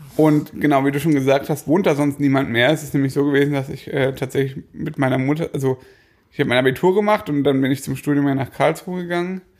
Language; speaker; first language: German; native; German